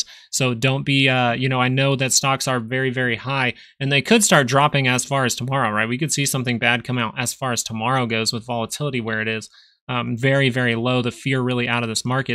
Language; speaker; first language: English; native; English